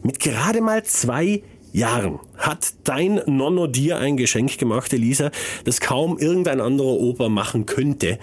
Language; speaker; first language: German; native; German